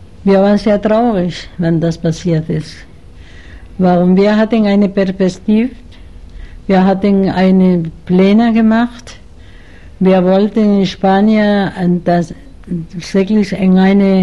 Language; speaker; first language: German; non-native, fluent; Spanish